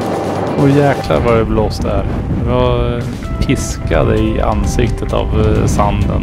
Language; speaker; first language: Swedish; native; Swedish